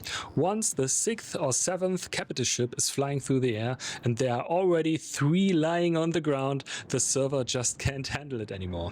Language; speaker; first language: English; non-native, fluent; German